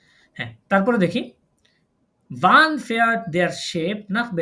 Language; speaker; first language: German; non-native, learner; Bangla